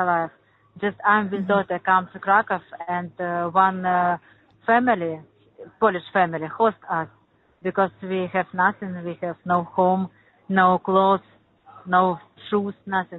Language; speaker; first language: English; non-native, learner; Ukrainian